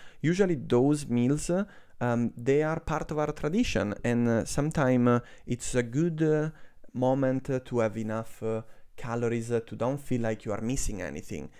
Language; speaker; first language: English; non-native, fluent; Italian